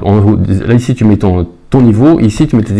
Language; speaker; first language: French; native; French